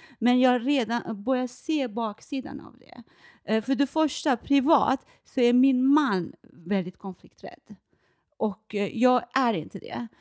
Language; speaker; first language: Swedish; non-native, fluent; Persian